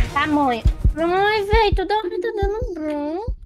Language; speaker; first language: Portuguese; native; Portuguese